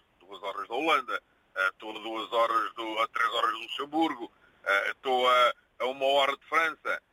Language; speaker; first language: Portuguese; native; Portuguese